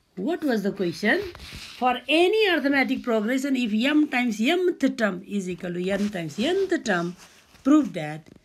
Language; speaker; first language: English; non-native, local second language; Nepali